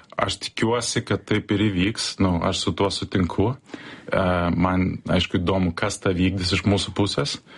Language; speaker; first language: Lithuanian; early bilingual, heritage; Lithuanian